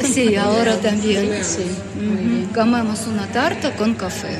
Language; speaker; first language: Spanish; non-native, learner; Ukrainian